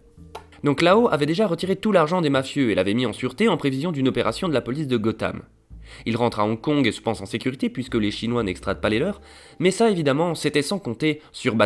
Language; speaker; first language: French; native; French